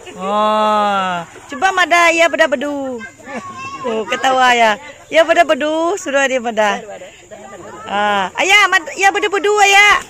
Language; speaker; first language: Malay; non-native, local second language; Iban